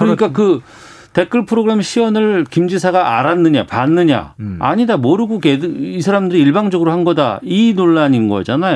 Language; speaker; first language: Korean; native; Korean